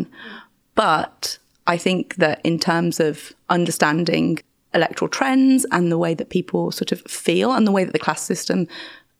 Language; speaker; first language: English; native; English